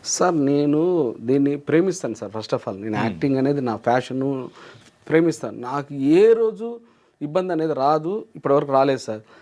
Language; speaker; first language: Telugu; native; Telugu